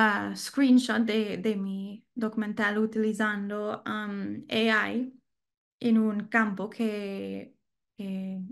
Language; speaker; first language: Spanish; non-native, learner; English